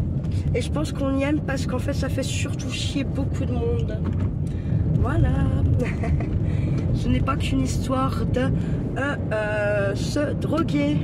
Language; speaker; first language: French; native; French